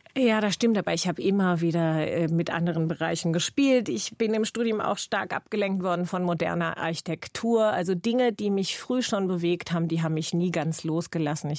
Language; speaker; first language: German; non-native, fluent; English